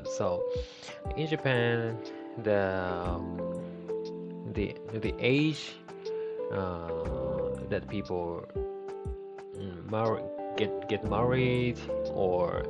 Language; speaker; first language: English; non-native, learner; Japanese